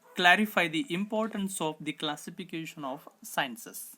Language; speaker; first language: English; non-native, local second language; Kannada